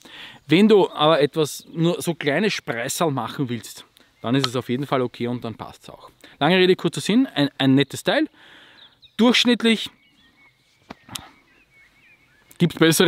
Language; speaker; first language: German; native; German